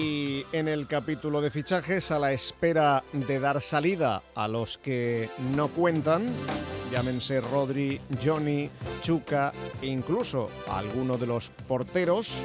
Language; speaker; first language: Spanish; native; Spanish